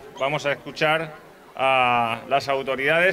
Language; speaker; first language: Spanish; native; Spanish